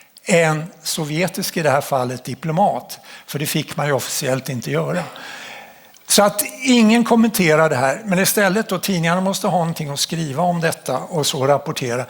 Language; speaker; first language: Swedish; native; Swedish